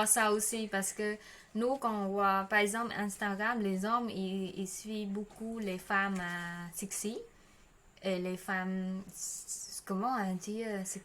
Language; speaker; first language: French; non-native, learner; Khmer